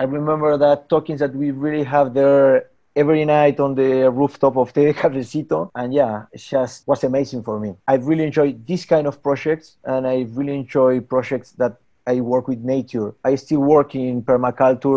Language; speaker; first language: English; non-native, learner; Spanish